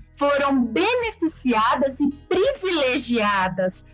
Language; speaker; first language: Portuguese; native; Portuguese